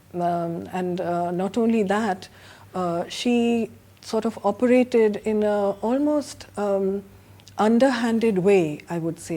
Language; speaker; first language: English; non-native, local second language; Bangla